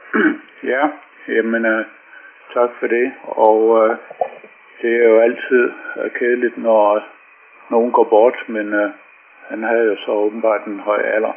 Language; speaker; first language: Danish; native; Danish